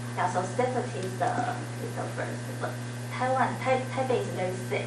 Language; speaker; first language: English; non-native, learner; Chinese